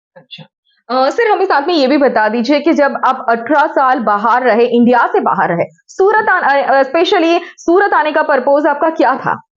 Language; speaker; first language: Hindi; non-native, local second language; Gujarati